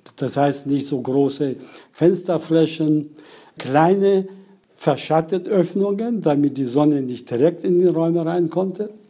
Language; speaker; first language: German; non-native, fluent; Persian